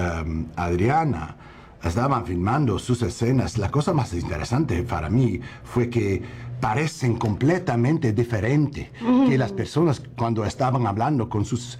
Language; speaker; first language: Spanish; non-native, fluent; English